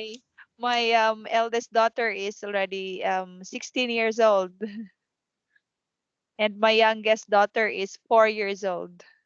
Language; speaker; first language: English; non-native, fluent; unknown